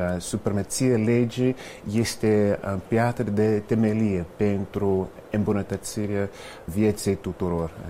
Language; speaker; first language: Romanian; non-native, fluent; English